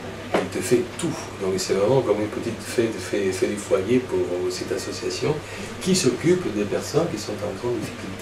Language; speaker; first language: French; native; French